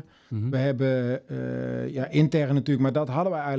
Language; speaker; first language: Dutch; native; Dutch